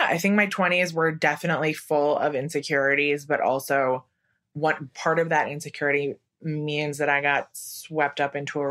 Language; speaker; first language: English; native; English